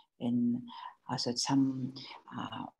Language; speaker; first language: English; non-native, learner; Mongolian